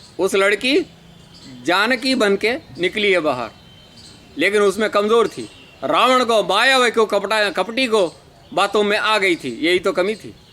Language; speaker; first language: Hindi; non-native, local second language; Telugu